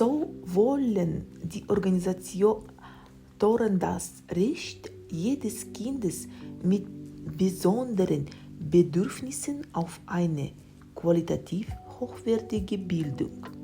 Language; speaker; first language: German; non-native, learner; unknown